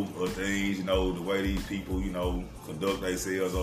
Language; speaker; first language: English; native; English